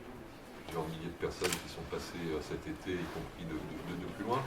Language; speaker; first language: French; native; French